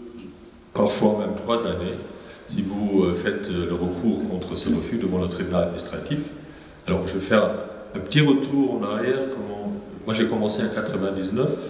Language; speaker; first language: French; native; French